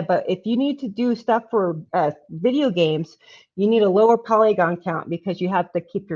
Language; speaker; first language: English; native; English